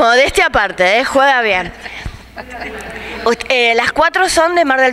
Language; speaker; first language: Spanish; native; Spanish